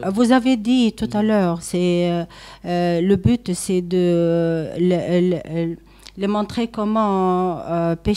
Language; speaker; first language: French; non-native, local second language; Arabic